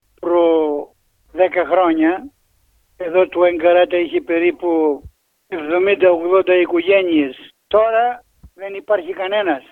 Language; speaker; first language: Greek; native; Greek